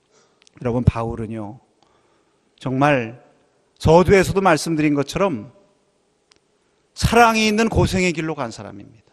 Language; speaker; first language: Korean; native; Korean